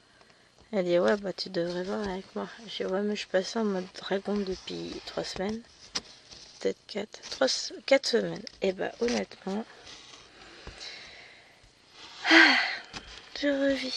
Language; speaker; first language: French; native; French